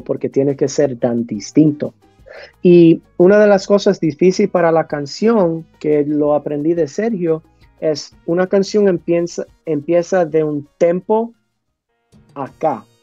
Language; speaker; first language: Spanish; early bilingual, heritage; English